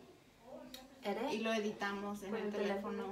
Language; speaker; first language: Spanish; early bilingual, heritage; Spanish